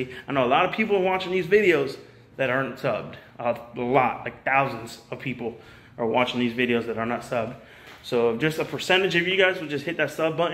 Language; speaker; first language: English; native; English